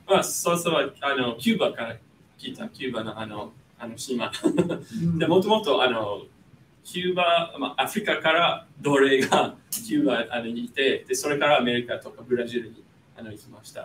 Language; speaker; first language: Japanese; non-native, fluent; English